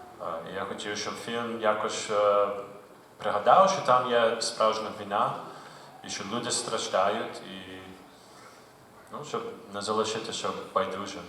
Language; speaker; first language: Ukrainian; early bilingual, heritage; Ukrainian